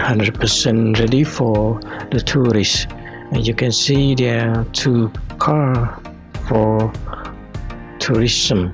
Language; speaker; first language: English; non-native, learner; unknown